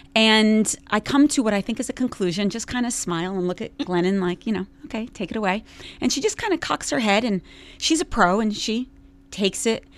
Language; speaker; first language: English; native; English